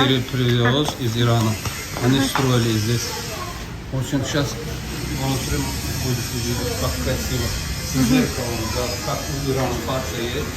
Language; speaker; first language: Russian; non-native, local second language; Azerbaijani